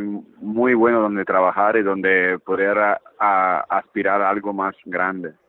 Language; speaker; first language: Spanish; early bilingual, heritage; Italian